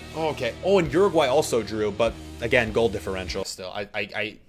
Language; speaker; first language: English; native; English